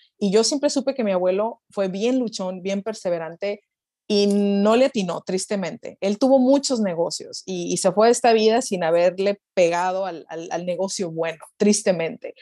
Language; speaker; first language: Spanish; native; Spanish